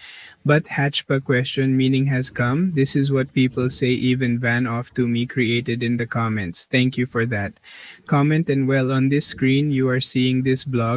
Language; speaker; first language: English; non-native, learner; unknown